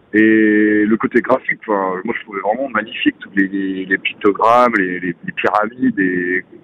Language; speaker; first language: French; native; French